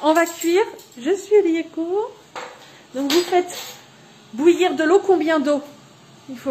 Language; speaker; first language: French; native; French